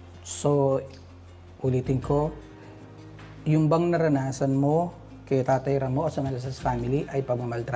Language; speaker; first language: Filipino; native; Filipino